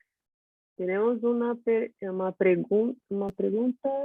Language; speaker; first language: Spanish; non-native, learner; Portuguese